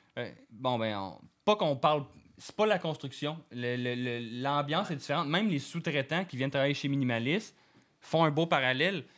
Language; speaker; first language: French; native; French